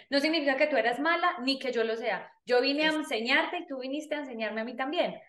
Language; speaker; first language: Spanish; native; Spanish